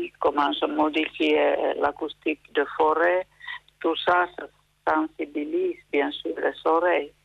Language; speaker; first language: French; non-native, fluent; Finnish